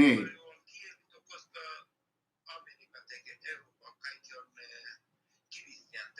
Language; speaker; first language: Finnish; non-native, learner; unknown